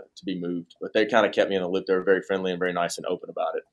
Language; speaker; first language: English; native; English